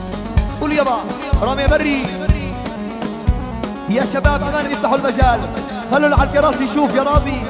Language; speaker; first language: Arabic; native; Arabic